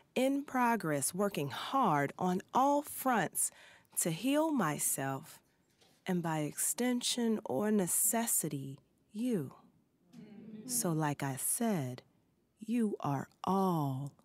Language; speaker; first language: English; native; English